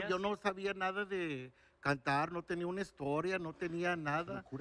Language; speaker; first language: Spanish; early bilingual, heritage; Spanish